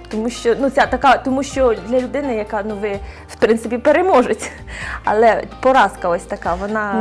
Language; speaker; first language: Ukrainian; native; Ukrainian